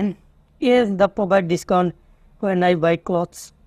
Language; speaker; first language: English; non-native, learner; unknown